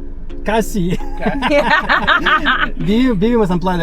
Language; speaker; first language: Spanish; non-native, learner; Russian